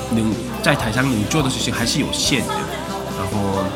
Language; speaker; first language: Chinese; non-native, fluent; Korean